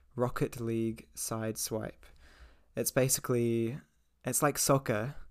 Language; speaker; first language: English; native; English